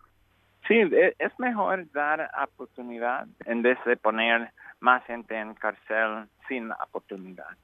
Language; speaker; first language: Spanish; non-native, learner; English